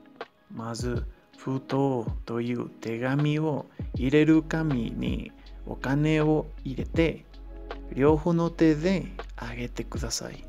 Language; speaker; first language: Japanese; non-native, learner; Spanish